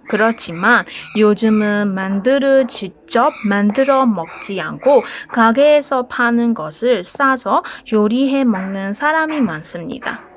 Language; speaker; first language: Korean; non-native, learner; Burmese